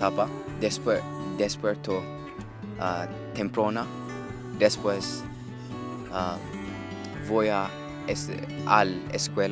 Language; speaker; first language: Spanish; non-native, learner; English